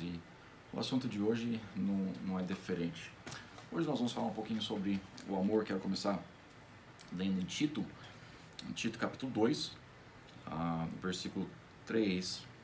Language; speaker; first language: Portuguese; non-native, fluent; English